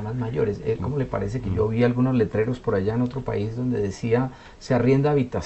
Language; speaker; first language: Spanish; native; Spanish